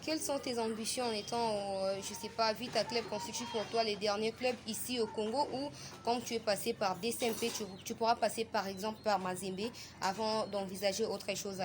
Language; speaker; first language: French; non-native, local second language; Lingala